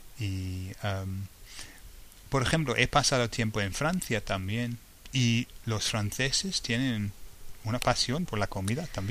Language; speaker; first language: Spanish; non-native, fluent; English